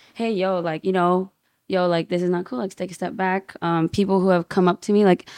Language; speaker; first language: English; native; English